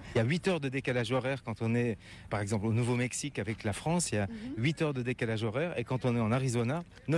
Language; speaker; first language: French; native; French